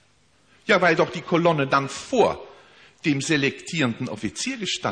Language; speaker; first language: German; native; German